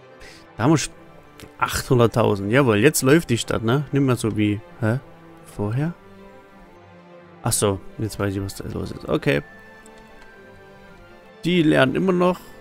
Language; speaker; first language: German; native; German